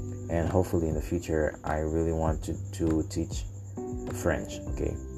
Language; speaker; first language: English; non-native, fluent; Haitian Creole